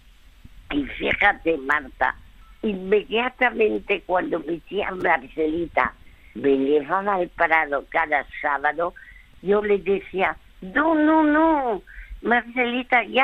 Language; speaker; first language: Spanish; early bilingual, other home language; French